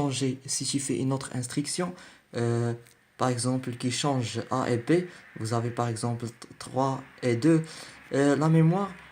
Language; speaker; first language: French; non-native, learner; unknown